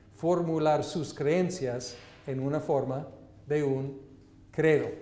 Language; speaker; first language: Spanish; non-native, fluent; English